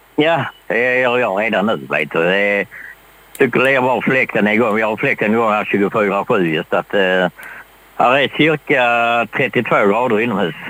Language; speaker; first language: Swedish; native; Swedish